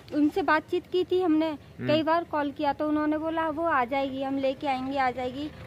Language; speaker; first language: Hindi; native; Hindi